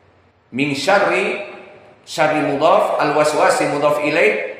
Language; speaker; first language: Arabic; non-native, fluent; Indonesian